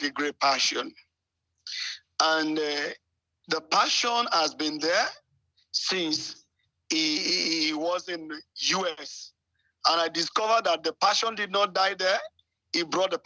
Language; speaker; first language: English; non-native, local second language; Yoruba